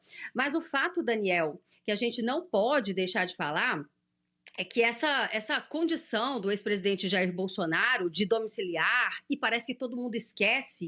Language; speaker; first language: Portuguese; native; Portuguese